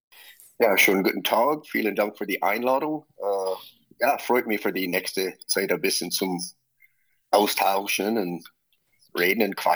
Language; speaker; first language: German; non-native, fluent; English